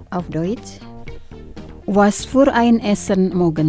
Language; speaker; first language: German; non-native, fluent; Indonesian